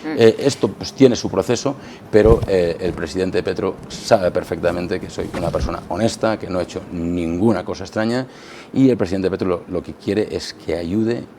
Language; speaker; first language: Spanish; non-native, local second language; Catalan